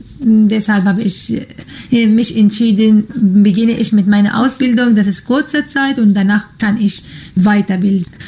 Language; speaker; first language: German; non-native, learner; Arabic